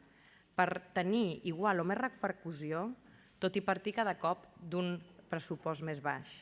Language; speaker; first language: Catalan; native; Catalan